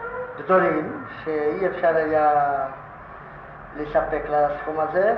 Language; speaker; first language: Hebrew; non-native, fluent; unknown